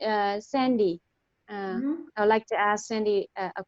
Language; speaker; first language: English; non-native, fluent; Chinese